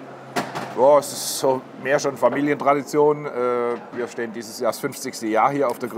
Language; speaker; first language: German; native; German